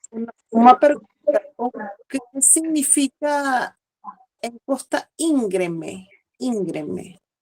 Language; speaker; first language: Portuguese; non-native, fluent; Spanish